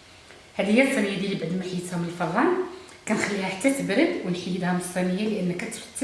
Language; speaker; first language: Arabic; native; Arabic